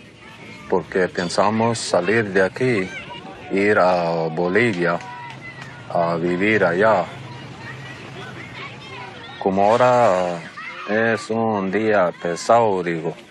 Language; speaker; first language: Spanish; non-native, local second language; Plautdietsch